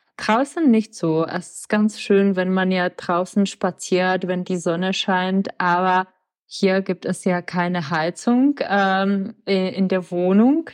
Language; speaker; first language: German; non-native, fluent; Czech